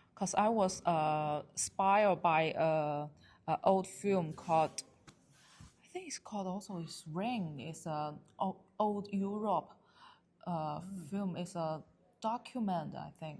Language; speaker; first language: English; non-native, learner; Chinese